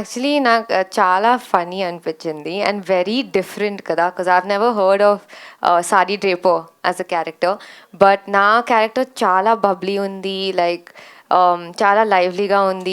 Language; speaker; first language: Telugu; non-native, learner; Kannada